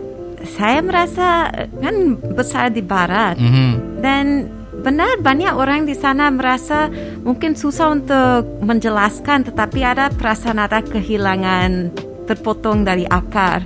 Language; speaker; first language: Indonesian; non-native, fluent; English